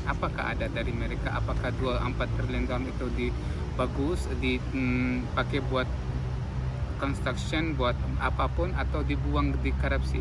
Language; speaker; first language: Indonesian; non-native, fluent; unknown